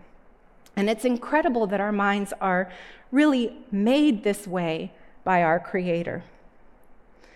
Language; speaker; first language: English; native; English